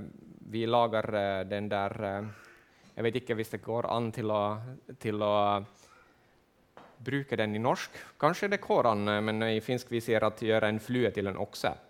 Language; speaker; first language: Swedish; non-native, fluent; Finnish